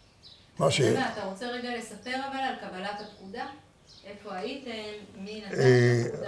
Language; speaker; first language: Hebrew; native; Hebrew